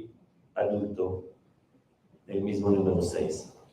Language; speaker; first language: Spanish; non-native, fluent; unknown